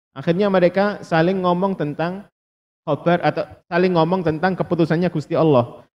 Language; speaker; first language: Indonesian; non-native, local second language; Javanese